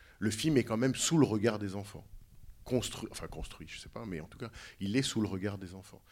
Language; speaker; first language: French; native; French